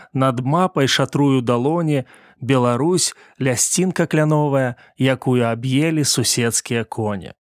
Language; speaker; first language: Belarusian; native; Belarusian